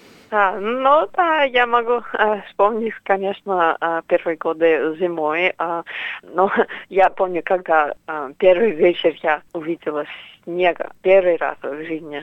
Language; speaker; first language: Russian; non-native, fluent; English